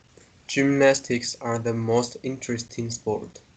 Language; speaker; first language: English; non-native, learner; Chinese